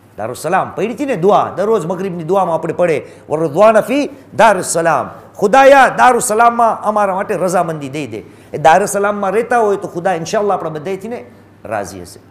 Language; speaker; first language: Gujarati; early bilingual, heritage; Gujarati